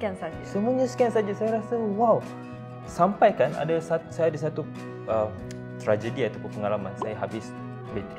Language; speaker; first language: Malay; native; Malay